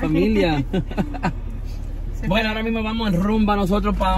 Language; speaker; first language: Spanish; native; Spanish